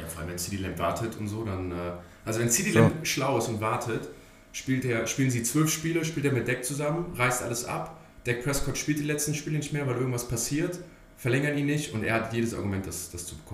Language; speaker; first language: German; native; German